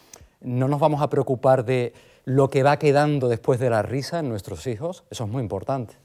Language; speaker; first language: Spanish; native; Spanish